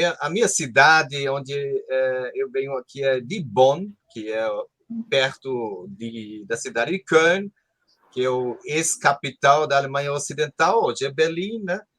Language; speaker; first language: Portuguese; non-native, fluent; German